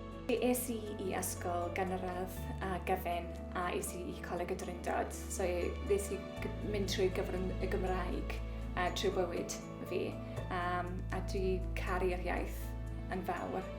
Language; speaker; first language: Welsh; non-native, local second language; English